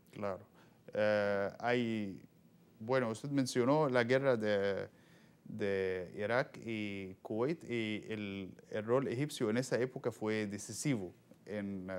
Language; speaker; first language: Spanish; non-native, fluent; Arabic